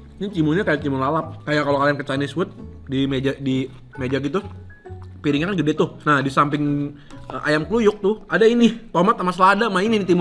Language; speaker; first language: Indonesian; native; Indonesian